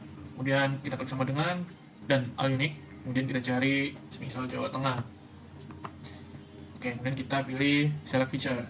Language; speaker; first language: Indonesian; native; Indonesian